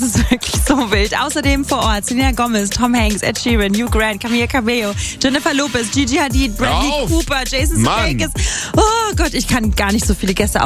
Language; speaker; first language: German; native; German